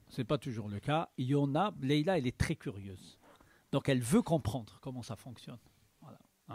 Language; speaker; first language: French; native; French